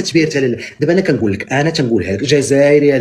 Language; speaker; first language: Arabic; native; Arabic